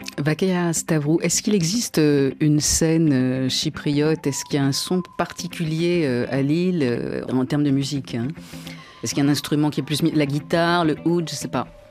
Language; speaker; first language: French; native; French